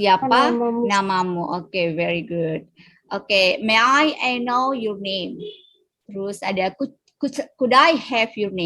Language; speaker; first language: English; non-native, fluent; Indonesian